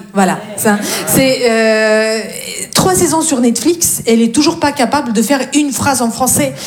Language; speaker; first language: French; non-native, fluent; Russian